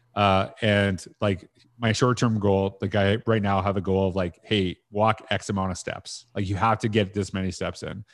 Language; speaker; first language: English; native; English